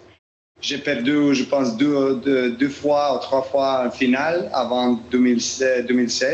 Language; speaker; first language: French; non-native, learner; Serbian